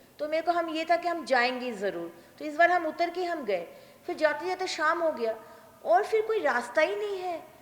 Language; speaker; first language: Hindi; non-native, local second language; Bangla